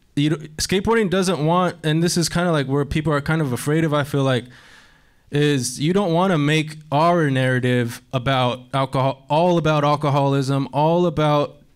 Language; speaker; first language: English; native; English